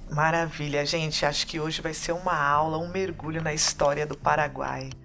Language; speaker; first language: Portuguese; native; Portuguese